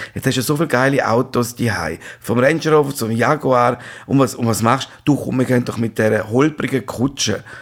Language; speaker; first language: German; native; German